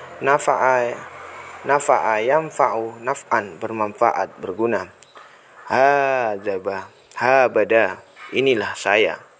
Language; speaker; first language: Indonesian; native; Indonesian